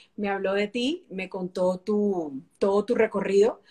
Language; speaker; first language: Spanish; native; Spanish